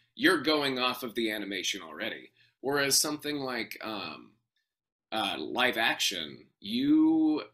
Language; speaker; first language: English; native; English